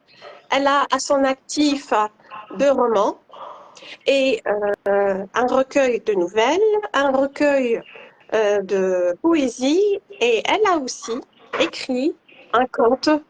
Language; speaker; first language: French; non-native, local second language; Arabic